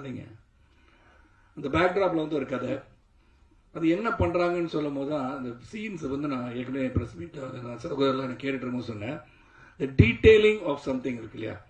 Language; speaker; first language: Tamil; native; Tamil